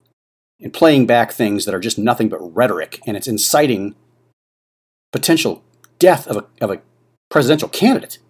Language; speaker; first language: English; native; English